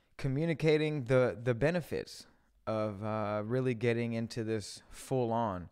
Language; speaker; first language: English; early bilingual, other home language; Spanish